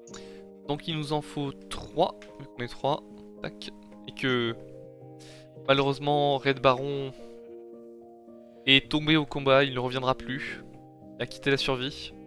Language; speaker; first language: French; native; French